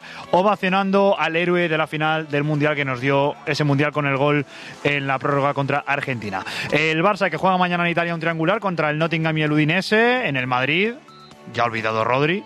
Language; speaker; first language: Spanish; native; Spanish